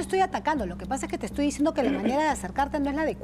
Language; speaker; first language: Spanish; native; Spanish